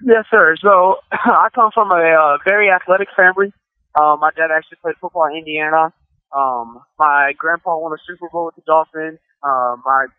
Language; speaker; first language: English; native; English